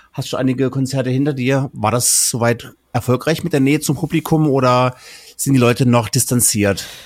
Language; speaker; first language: German; native; German